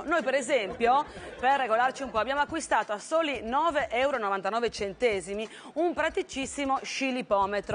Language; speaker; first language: Italian; native; Italian